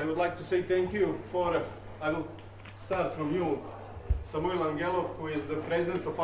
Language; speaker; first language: English; non-native, learner; Serbian